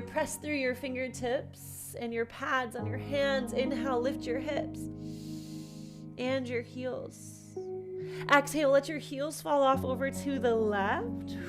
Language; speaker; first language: English; native; English